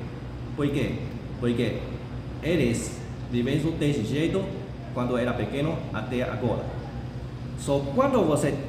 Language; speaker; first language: Portuguese; non-native, fluent; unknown